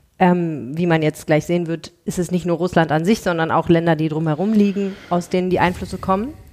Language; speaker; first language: German; native; German